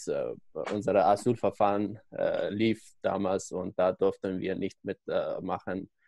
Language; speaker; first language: German; non-native, learner; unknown